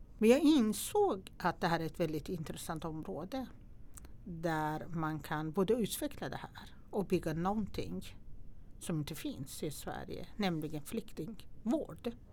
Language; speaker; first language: Swedish; non-native, fluent; Persian